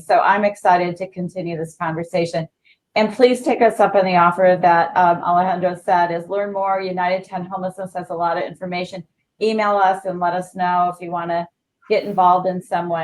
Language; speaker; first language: English; native; English